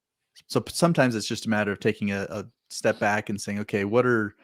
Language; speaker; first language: English; native; English